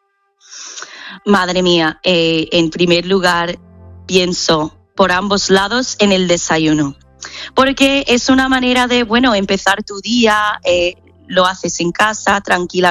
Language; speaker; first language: Spanish; non-native, fluent; English